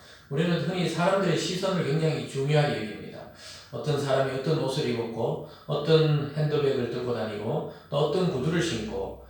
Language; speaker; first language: Korean; native; Korean